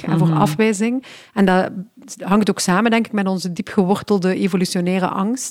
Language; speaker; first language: Dutch; native; Dutch